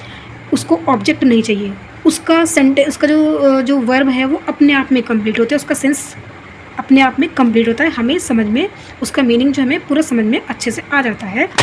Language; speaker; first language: Hindi; native; Hindi